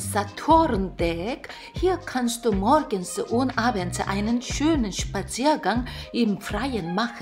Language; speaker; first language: German; non-native, fluent; Korean